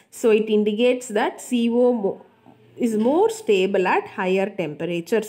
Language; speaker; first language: English; non-native, local second language; Tamil